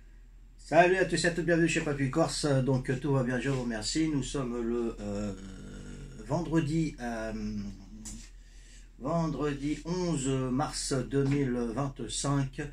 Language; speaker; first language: French; native; French